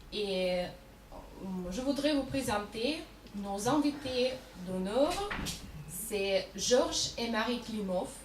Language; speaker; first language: French; non-native, fluent; Russian